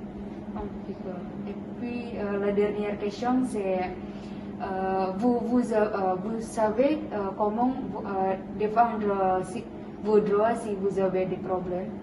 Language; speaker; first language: French; non-native, learner; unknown